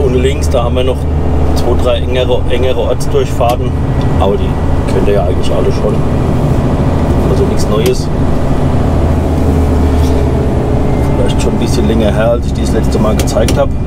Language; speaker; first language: German; native; German